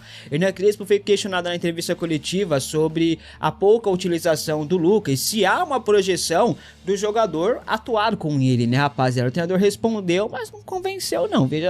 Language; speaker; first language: Portuguese; native; Portuguese